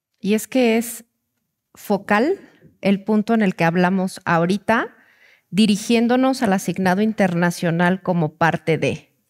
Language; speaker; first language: Spanish; native; Spanish